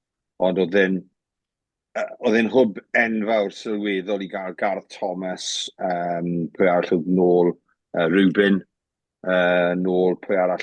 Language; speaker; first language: Welsh; native; Welsh